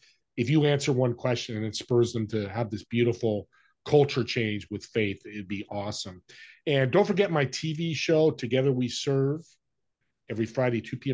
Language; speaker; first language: English; native; English